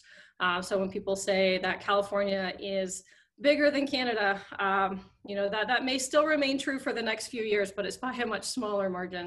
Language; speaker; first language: English; native; English